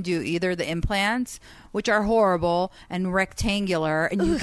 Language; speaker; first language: English; non-native, fluent; Persian